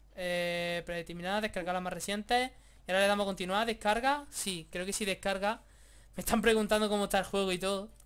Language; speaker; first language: Spanish; native; Spanish